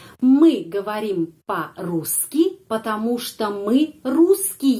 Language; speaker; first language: Russian; non-native, fluent; Indonesian